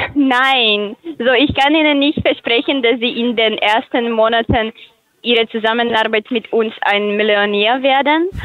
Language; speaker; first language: German; non-native, learner; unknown